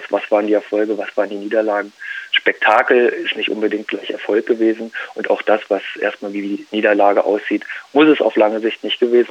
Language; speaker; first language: German; native; German